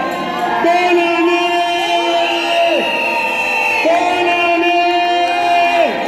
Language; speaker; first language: French; non-native, local second language; Lingala